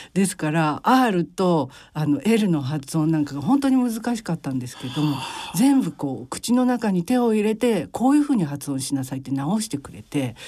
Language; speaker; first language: Japanese; native; Japanese